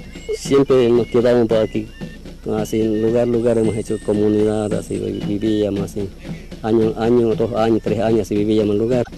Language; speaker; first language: Spanish; native; Spanish